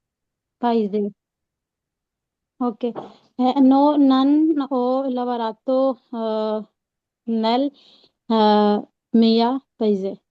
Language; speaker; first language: Italian; non-native, learner; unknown